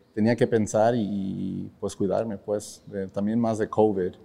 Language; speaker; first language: Spanish; early bilingual, heritage; Spanish